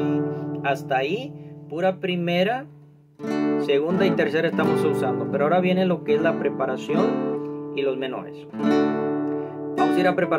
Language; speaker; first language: Spanish; native; Spanish